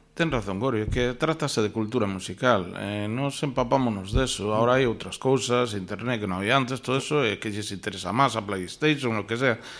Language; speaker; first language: Galician; non-native, local second language; Spanish